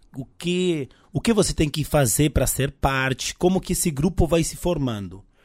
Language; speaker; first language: Portuguese; non-native, fluent; Spanish